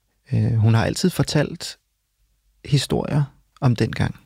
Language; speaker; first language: Danish; early bilingual, other home language; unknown